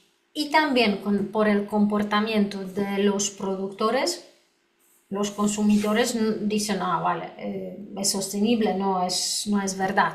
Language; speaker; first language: Spanish; non-native, learner; Polish